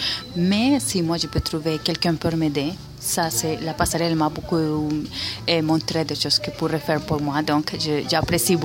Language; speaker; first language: French; non-native, fluent; Spanish